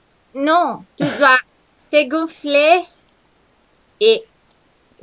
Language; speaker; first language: French; non-native, learner; Italian